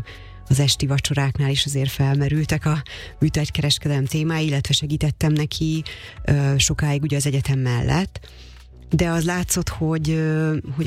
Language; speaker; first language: Hungarian; native; Hungarian